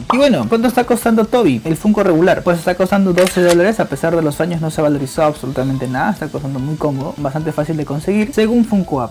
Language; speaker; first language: Spanish; native; Spanish